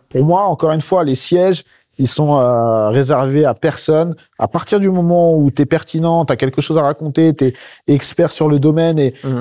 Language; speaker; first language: French; native; French